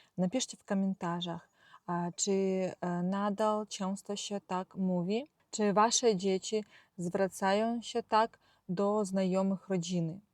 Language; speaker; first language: Polish; non-native, fluent; Ukrainian